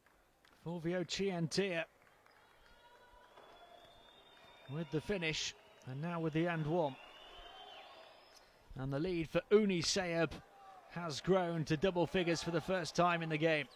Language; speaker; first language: English; native; English